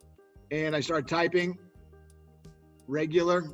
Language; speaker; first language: English; native; English